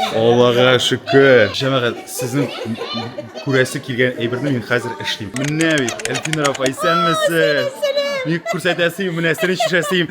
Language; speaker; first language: Tatar; native; Tatar